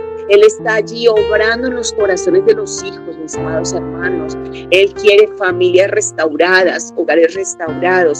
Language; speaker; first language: Spanish; native; Spanish